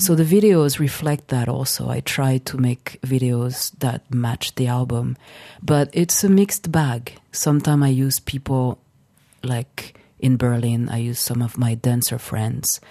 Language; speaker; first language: English; non-native, fluent; French